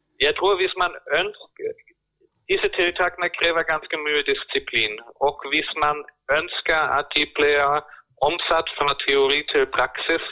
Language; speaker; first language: Norwegian; non-native, fluent; German